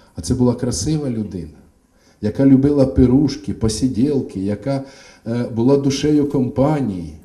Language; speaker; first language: Ukrainian; native; Ukrainian